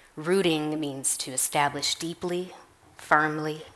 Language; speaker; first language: English; native; English